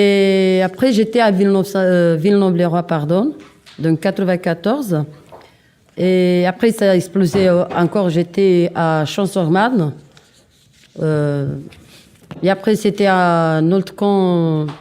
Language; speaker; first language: French; non-native, learner; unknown